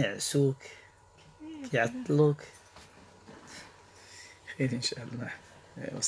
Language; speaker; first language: Arabic; native; Arabic